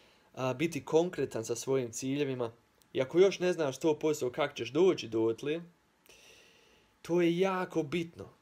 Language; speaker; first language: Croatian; early bilingual, heritage; Croatian